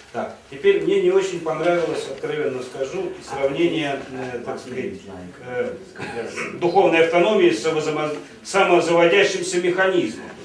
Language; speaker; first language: Russian; native; Russian